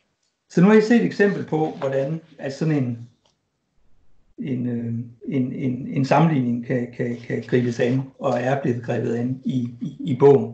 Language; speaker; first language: Danish; native; Danish